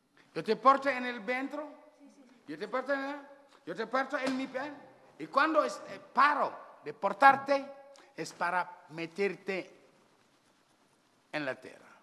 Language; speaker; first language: Spanish; non-native, learner; Wolof